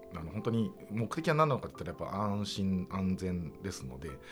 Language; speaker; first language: Japanese; native; Japanese